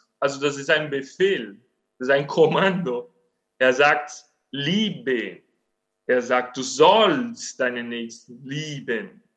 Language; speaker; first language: German; non-native, fluent; Portuguese